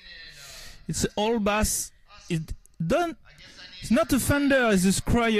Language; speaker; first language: English; non-native, learner; French